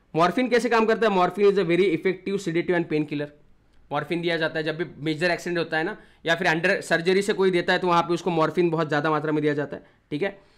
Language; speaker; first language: Hindi; non-native, local second language; Marathi